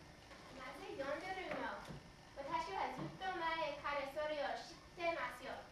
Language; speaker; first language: Japanese; non-native, learner; English